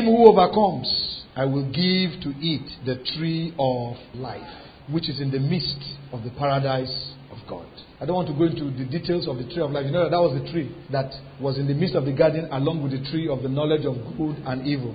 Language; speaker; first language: English; non-native, local second language; Yoruba